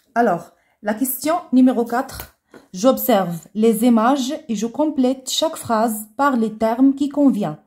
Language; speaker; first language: French; non-native, local second language; Arabic